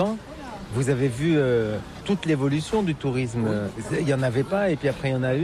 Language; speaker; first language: French; native; French